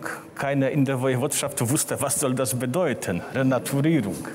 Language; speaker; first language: German; non-native, fluent; Polish